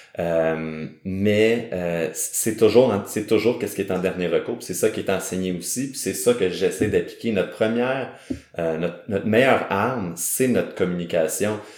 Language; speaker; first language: French; native; French